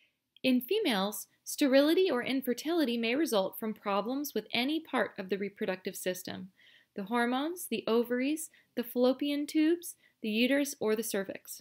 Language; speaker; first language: English; native; English